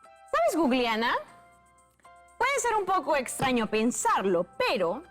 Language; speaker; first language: Spanish; native; Spanish